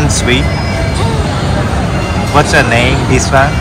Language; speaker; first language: English; non-native, learner; Japanese